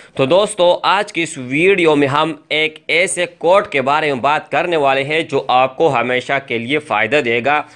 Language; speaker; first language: Urdu; non-native, local second language; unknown